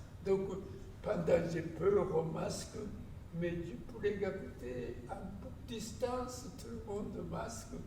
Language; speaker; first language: French; non-native, learner; Japanese